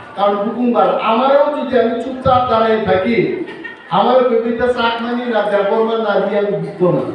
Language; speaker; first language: Bangla; non-native, local second language; Kok Borok